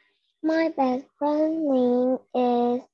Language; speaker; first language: English; non-native, learner; Vietnamese